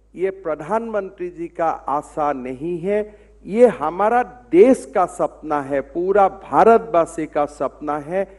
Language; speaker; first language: Hindi; non-native, local second language; Assamese